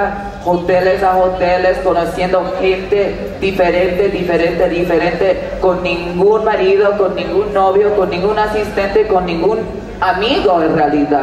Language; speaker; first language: Spanish; early bilingual, heritage; Spanish